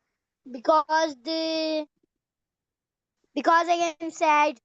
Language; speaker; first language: English; non-native, learner; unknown